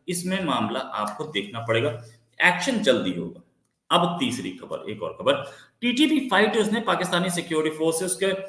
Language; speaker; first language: Hindi; native; Hindi